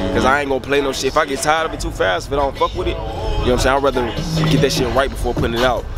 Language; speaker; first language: English; native; English